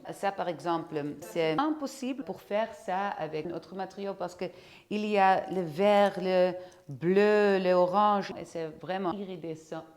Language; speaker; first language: French; non-native, fluent; Dutch